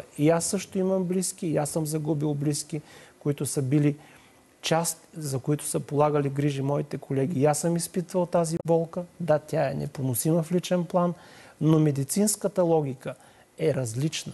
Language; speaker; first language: Bulgarian; native; Bulgarian